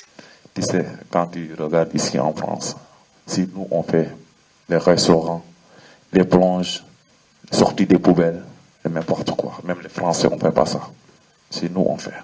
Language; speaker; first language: French; non-native, learner; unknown